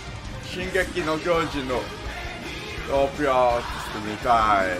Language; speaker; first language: Japanese; non-native, learner; English